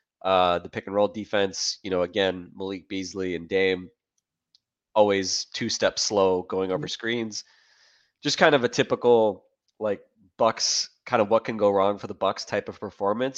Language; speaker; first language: English; native; English